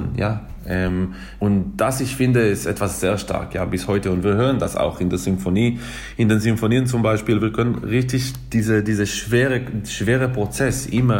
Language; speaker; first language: German; non-native, fluent; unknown